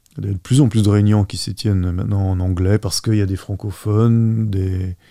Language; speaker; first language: French; non-native, local second language; Luxembourgish